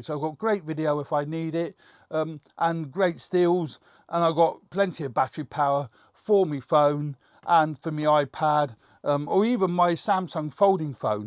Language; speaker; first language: English; native; English